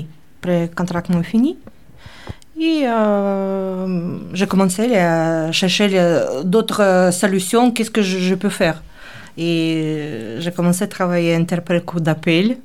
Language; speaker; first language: French; non-native, learner; Ukrainian